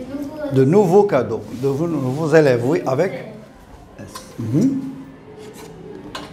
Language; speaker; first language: French; non-native, local second language; Arabic